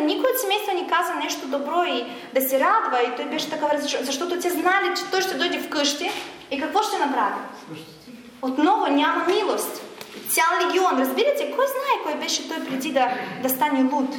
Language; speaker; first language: Bulgarian; non-native, fluent; Russian